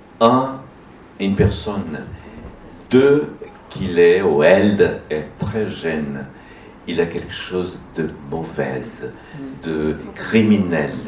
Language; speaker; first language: French; non-native, fluent; Portuguese